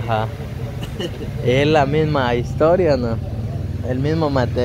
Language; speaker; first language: Spanish; native; Spanish